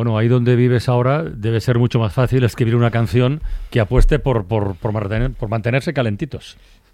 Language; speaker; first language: Spanish; native; Spanish